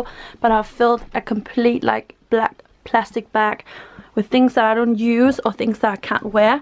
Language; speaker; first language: English; non-native, fluent; Danish